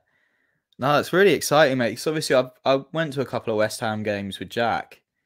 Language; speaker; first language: English; native; English